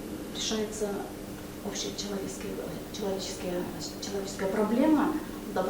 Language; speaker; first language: Russian; native; Russian